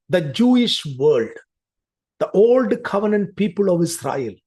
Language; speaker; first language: English; non-native, local second language; Malayalam